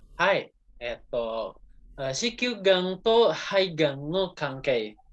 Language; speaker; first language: Japanese; non-native, learner; Indonesian